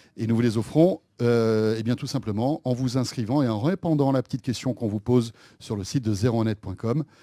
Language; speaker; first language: French; native; French